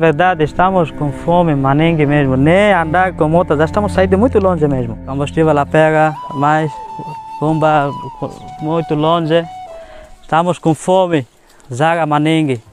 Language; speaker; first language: Portuguese; non-native, learner; Bangla